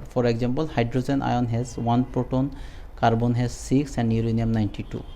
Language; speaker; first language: English; non-native, local second language; Bangla